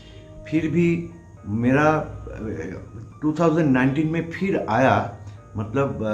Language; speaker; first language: Hindi; non-native, local second language; Bangla